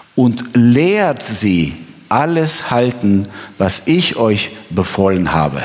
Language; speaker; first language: German; non-native, fluent; Albanian